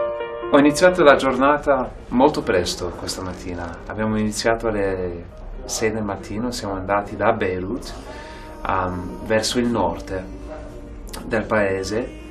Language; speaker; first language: Italian; non-native, fluent; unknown